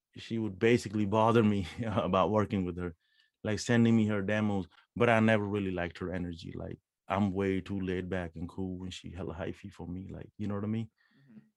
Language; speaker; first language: English; non-native, local second language; Punjabi